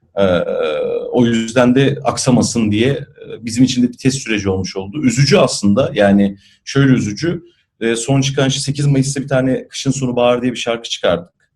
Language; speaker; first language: Turkish; native; Turkish